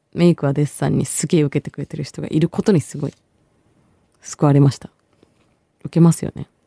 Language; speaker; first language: Japanese; early bilingual, other home language; Bangla